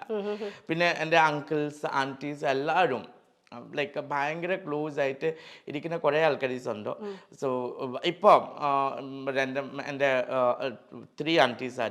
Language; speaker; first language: Malayalam; non-native, local second language; Assamese